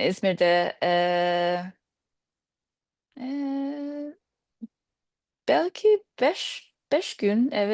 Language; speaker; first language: Turkish; non-native, learner; English